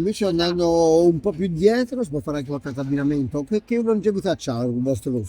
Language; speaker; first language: Italian; native; Italian